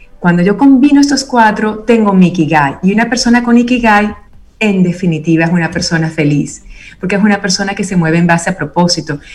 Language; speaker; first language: Spanish; native; Spanish